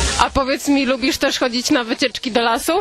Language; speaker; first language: Polish; native; Polish